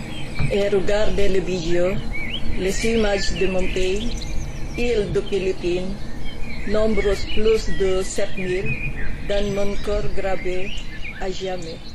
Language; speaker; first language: French; non-native, learner; Filipino